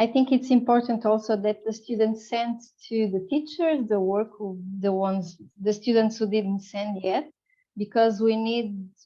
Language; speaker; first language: English; non-native, fluent; Portuguese